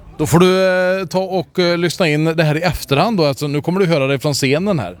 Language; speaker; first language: Swedish; native; Swedish